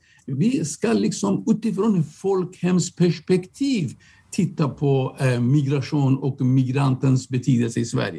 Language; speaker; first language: Swedish; non-native, fluent; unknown